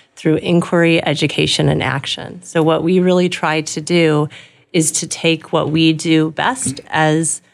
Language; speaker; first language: English; native; English